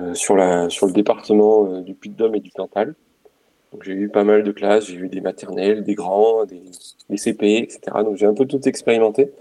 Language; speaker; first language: French; native; French